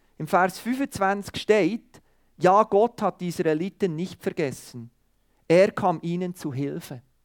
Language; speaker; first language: German; non-native, fluent; Swiss German